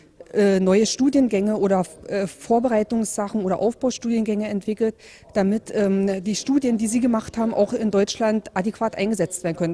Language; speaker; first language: German; native; German